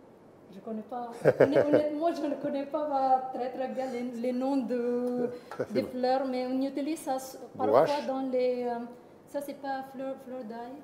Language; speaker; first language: French; non-native, learner; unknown